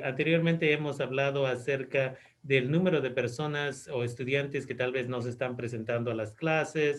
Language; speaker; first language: Spanish; native; Spanish